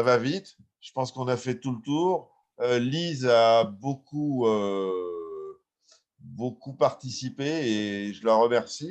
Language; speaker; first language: French; native; French